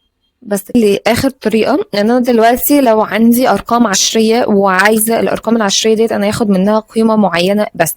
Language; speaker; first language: Arabic; native; Arabic